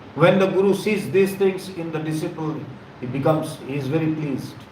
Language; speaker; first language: English; non-native, local second language; Bangla